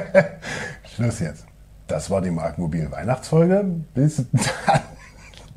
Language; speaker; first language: German; native; German